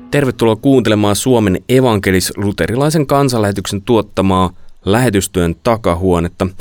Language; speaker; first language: Finnish; native; Finnish